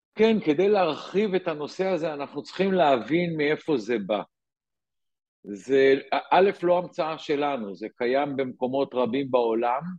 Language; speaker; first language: Hebrew; native; Hebrew